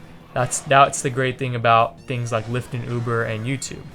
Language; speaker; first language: English; native; English